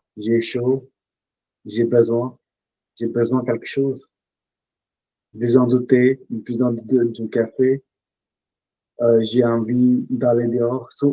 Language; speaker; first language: French; non-native, fluent; Punjabi